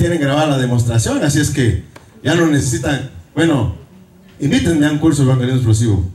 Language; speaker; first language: Spanish; native; Spanish